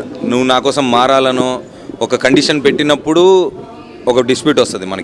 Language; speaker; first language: Telugu; native; Telugu